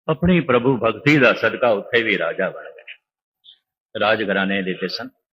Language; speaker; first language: Hindi; non-native, local second language; Punjabi